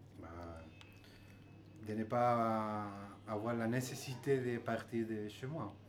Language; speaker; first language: French; non-native, learner; Spanish